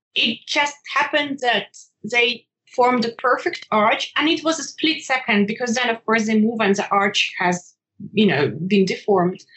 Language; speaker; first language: English; non-native, fluent; Ukrainian